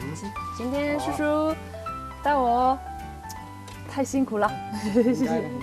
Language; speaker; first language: Chinese; non-native, learner; Korean